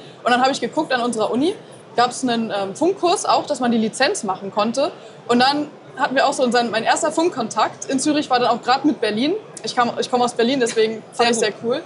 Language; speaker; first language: German; native; German